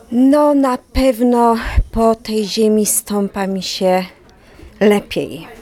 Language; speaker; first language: Polish; native; Polish